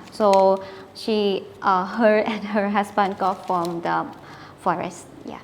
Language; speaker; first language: English; non-native, learner; Thai